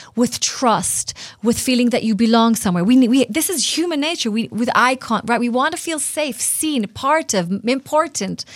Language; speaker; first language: English; non-native, fluent; Hebrew